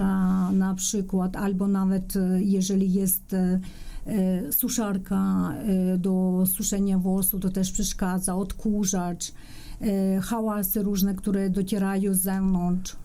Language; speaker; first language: Polish; non-native, fluent; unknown